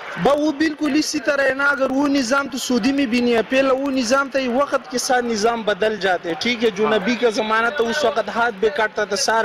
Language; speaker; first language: Hindi; non-native, local second language; Pashto